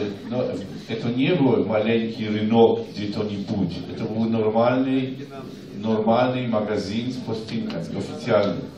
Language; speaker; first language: Russian; non-native, fluent; Polish